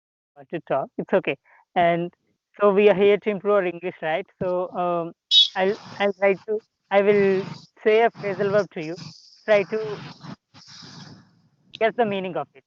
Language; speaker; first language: English; non-native, local second language; Telugu